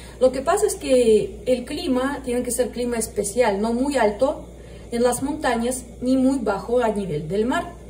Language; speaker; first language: Spanish; non-native, fluent; Russian